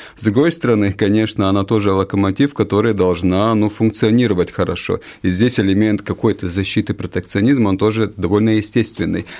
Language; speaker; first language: Russian; non-native, local second language; Latvian